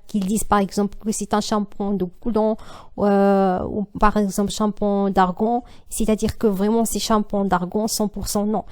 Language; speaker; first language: French; non-native, learner; Arabic